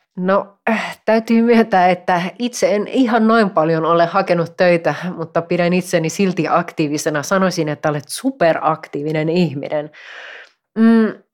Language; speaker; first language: Finnish; native; Finnish